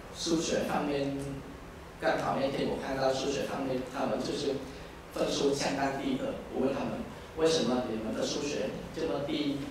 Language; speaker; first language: Chinese; non-native, fluent; Vietnamese